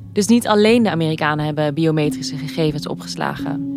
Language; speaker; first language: Dutch; native; Dutch